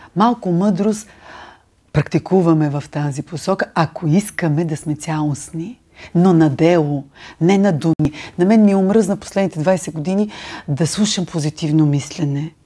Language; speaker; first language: Bulgarian; native; Bulgarian